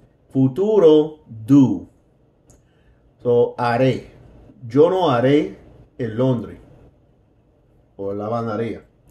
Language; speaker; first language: Spanish; non-native, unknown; English